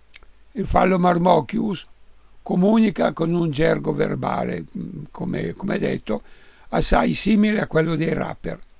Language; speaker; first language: Italian; native; Italian